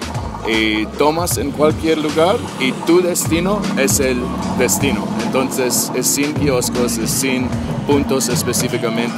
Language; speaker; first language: Spanish; non-native, learner; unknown